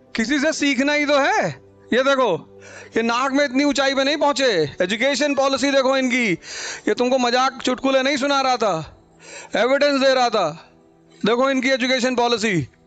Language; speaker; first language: Hindi; native; Hindi